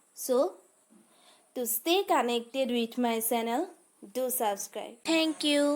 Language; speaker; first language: English; non-native, local second language; Assamese